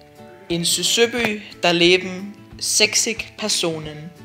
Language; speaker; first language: German; non-native, learner; Danish